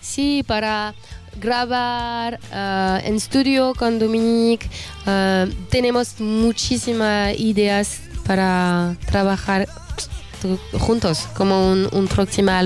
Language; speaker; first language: Spanish; non-native, learner; French